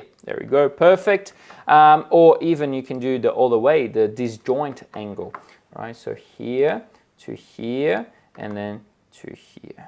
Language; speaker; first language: English; non-native, fluent; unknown